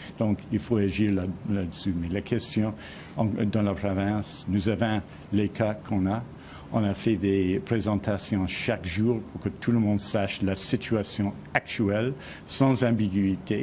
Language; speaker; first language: French; non-native, fluent; English